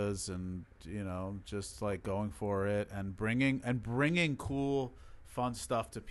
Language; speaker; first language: English; early bilingual, other home language; Hebrew